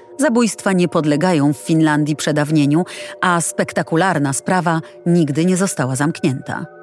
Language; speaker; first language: Polish; native; Polish